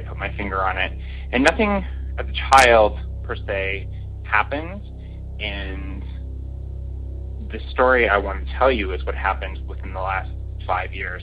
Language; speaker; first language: English; native; English